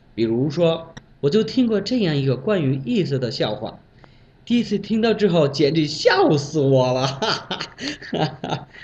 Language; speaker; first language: Chinese; non-native, fluent; Bangla